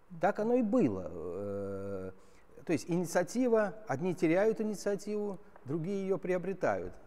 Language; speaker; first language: Russian; native; Russian